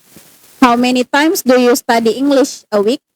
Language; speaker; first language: English; non-native, fluent; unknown